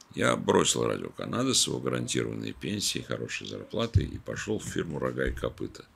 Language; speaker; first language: Russian; native; Russian